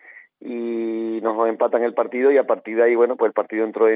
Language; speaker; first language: Spanish; native; Spanish